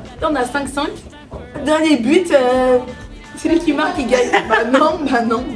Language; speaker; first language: French; native; French